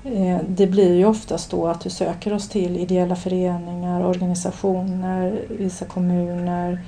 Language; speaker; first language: Swedish; native; Swedish